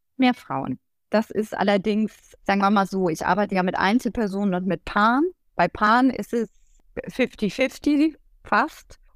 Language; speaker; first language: German; native; German